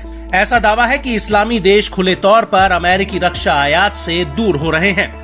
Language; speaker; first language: Hindi; native; Hindi